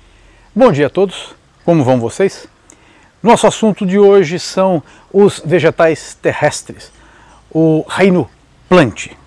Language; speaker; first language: Portuguese; native; Portuguese